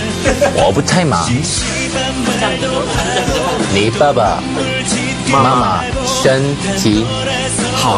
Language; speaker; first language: Chinese; non-native, learner; Korean